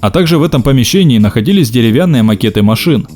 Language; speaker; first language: Russian; native; Russian